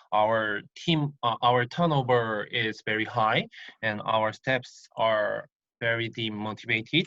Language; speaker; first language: English; non-native, learner; Korean